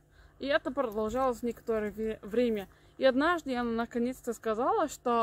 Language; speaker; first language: Russian; non-native, learner; English